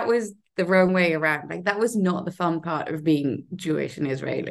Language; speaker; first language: English; non-native, fluent; Hebrew